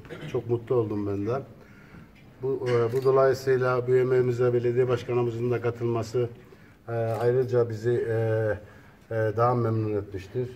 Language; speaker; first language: Turkish; native; Turkish